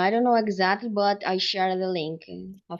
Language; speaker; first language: English; non-native, learner; Portuguese